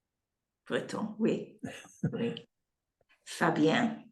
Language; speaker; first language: French; non-native, learner; English